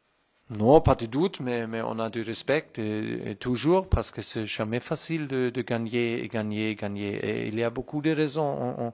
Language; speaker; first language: French; non-native, fluent; German